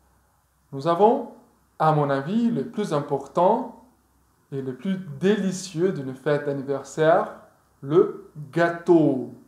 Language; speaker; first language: French; non-native, fluent; Portuguese